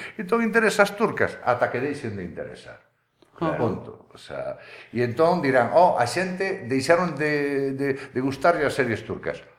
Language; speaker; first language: Galician; native; Galician